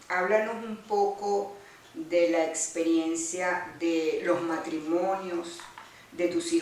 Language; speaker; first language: Spanish; early bilingual, other home language; Greek